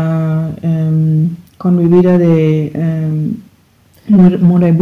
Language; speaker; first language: Spanish; non-native, learner; German